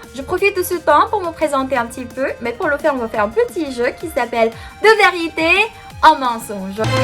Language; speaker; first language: French; non-native, fluent; Filipino